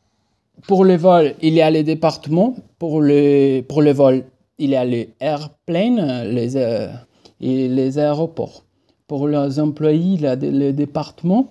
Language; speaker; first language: French; non-native, fluent; Portuguese